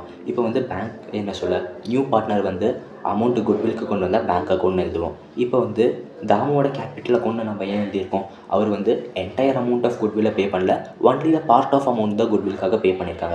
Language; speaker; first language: Tamil; native; Tamil